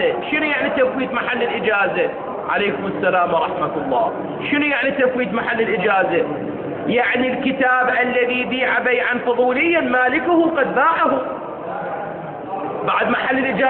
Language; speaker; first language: Arabic; native; Arabic